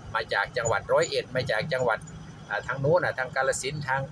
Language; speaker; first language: Thai; non-native, local second language; Khmer